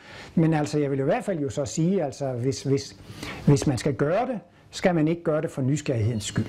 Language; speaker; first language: Danish; native; Danish